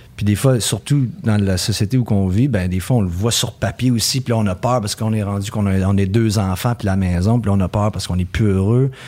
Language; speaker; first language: French; early bilingual, heritage; French